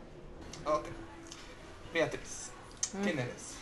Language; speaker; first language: Spanish; non-native, learner; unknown